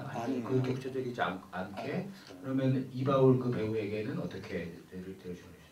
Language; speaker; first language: Korean; native; Korean